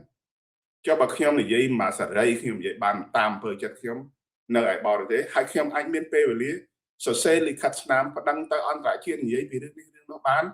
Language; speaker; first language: Khmer; native; Khmer